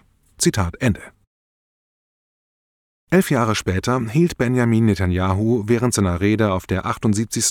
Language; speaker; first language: German; native; German